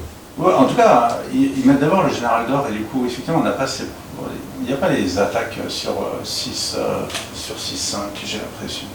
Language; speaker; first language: French; native; French